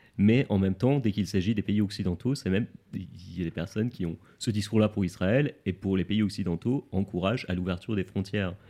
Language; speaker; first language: French; native; French